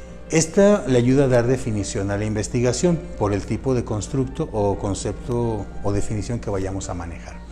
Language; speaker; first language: Spanish; native; Spanish